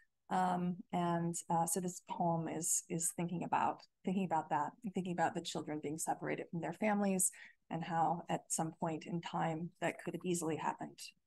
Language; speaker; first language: English; native; English